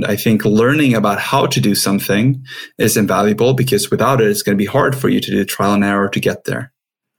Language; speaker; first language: English; non-native, fluent; Swedish